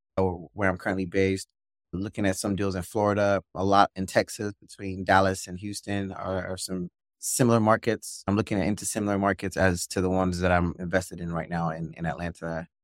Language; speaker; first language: English; native; English